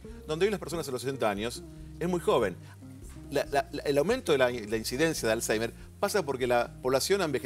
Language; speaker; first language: Spanish; native; Spanish